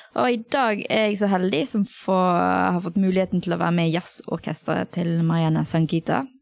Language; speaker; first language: Norwegian; early bilingual, other home language; Tamil